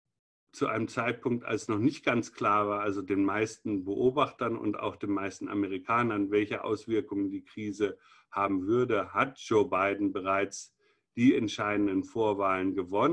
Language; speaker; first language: German; native; German